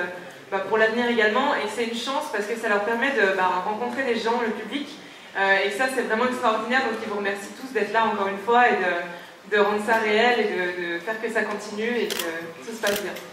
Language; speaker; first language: French; native; French